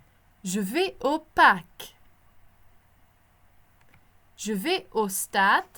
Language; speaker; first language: French; non-native, fluent; English